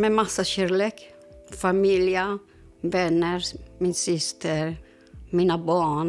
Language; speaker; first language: Swedish; non-native, learner; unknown